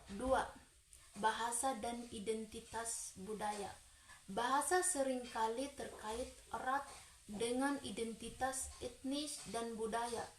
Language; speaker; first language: Indonesian; non-native, local second language; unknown